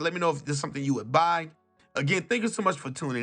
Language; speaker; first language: English; native; English